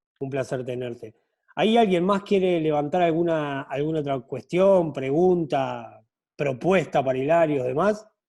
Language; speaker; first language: Spanish; native; Spanish